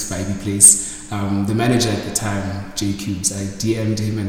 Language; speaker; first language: English; non-native, local second language; Xhosa